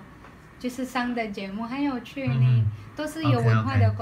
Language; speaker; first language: Chinese; non-native, learner; Filipino